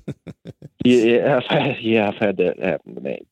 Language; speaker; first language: English; native; English